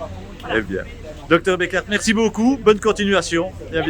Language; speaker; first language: French; native; French